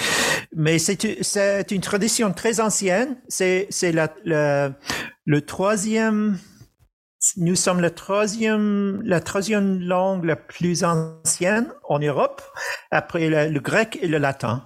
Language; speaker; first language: French; non-native, fluent; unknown